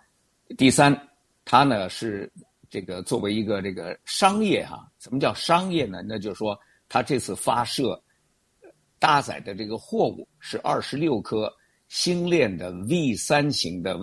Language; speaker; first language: Chinese; native; Chinese